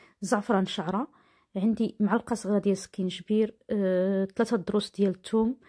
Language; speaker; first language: Arabic; native; Arabic